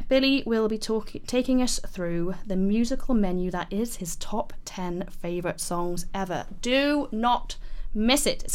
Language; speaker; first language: English; native; English